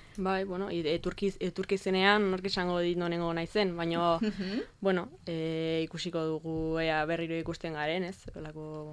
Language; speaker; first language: Basque; non-native, local second language; Spanish